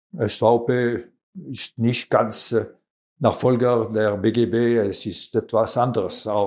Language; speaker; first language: German; non-native, local second language; French